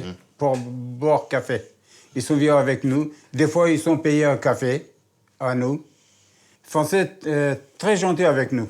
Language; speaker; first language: French; non-native, learner; Turkish